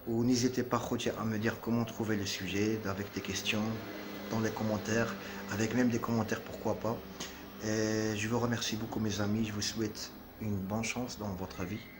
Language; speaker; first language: French; non-native, local second language; Arabic